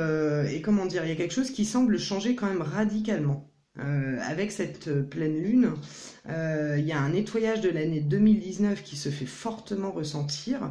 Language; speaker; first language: French; native; French